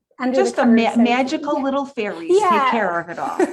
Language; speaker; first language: English; native; English